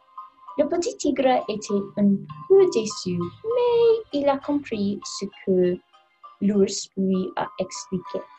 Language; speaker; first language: French; non-native, learner; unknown